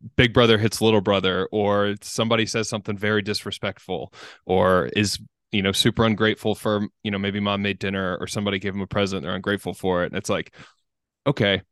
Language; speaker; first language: English; native; English